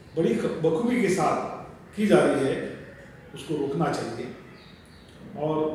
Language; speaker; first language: Hindi; non-native, local second language; Marathi